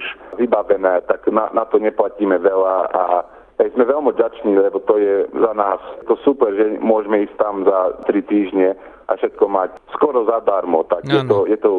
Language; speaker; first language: Slovak; early bilingual, heritage; Slovak